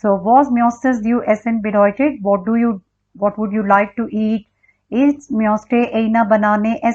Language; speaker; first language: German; non-native, learner; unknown